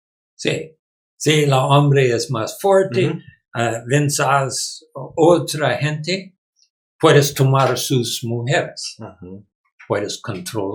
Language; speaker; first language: Spanish; non-native, learner; English